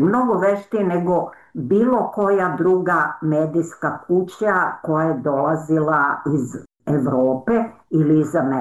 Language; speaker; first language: Serbian; native; Serbian